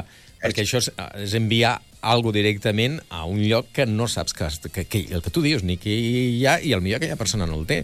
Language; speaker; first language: Catalan; native; Catalan